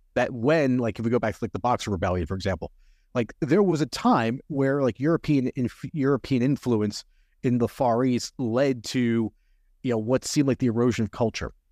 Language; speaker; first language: English; early bilingual, other home language; Hindi